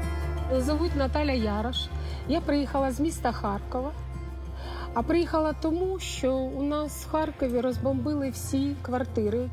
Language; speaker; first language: Polish; non-native, learner; Ukrainian